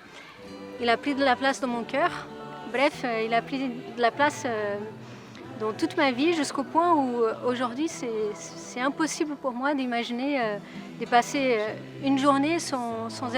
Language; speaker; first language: French; non-native, fluent; Portuguese